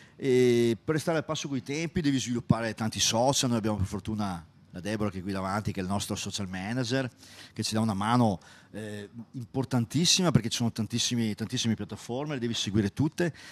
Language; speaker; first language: Italian; native; Italian